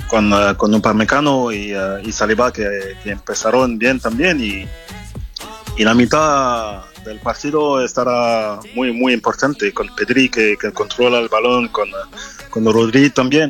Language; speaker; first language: Spanish; non-native, fluent; French